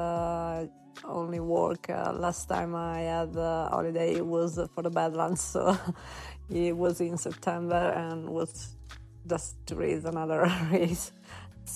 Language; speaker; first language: English; non-native, learner; Italian